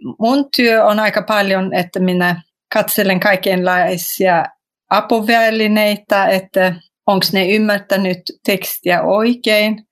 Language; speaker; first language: Finnish; non-native, fluent; Swedish